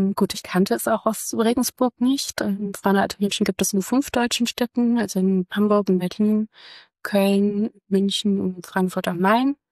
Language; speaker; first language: German; early bilingual, other home language; Croatian